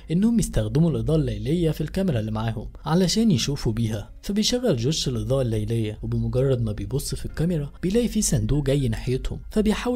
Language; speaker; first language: Arabic; native; Arabic